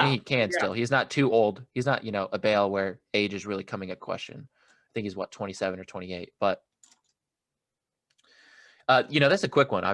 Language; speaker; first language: English; native; English